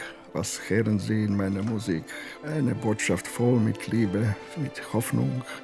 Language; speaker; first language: German; non-native, learner; Latvian